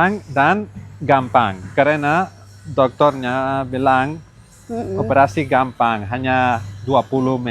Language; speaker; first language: Indonesian; non-native, learner; Catalan